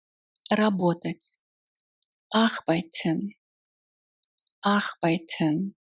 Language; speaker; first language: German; non-native, fluent; Russian